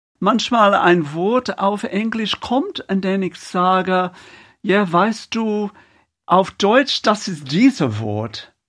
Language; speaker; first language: German; non-native, learner; English